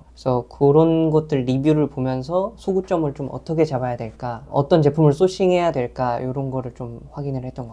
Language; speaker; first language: Korean; native; Korean